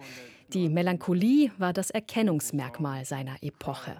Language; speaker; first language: German; native; German